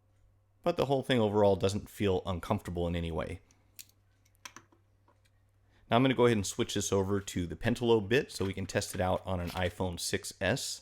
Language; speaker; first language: English; native; English